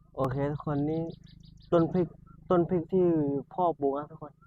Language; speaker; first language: Thai; non-native, local second language; Pattani Malay